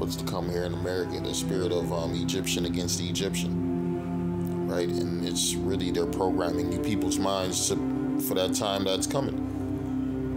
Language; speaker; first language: English; native; English